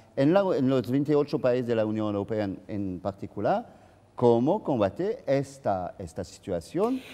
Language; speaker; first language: Spanish; non-native, fluent; French